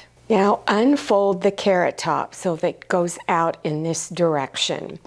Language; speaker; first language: English; native; English